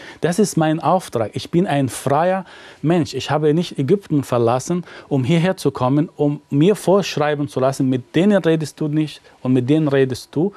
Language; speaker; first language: German; non-native, fluent; Arabic